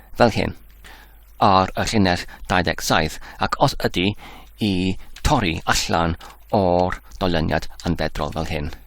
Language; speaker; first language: Welsh; non-native, learner; Dutch